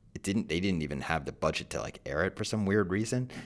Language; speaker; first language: English; native; English